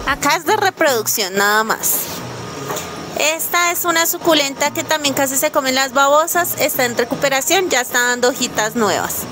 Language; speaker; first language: Spanish; native; Spanish